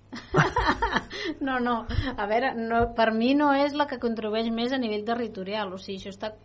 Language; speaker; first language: Catalan; native; Catalan